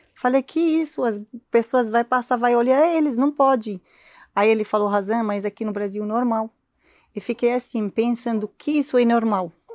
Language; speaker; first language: Portuguese; non-native, learner; Arabic